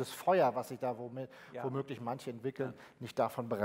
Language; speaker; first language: German; native; German